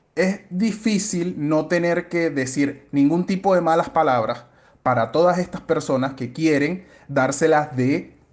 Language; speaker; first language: Spanish; native; Spanish